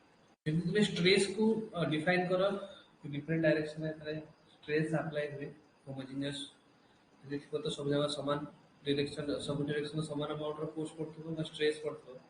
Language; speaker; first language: Hindi; non-native, local second language; Odia